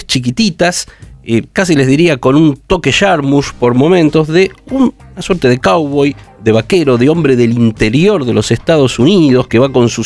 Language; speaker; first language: Spanish; native; Spanish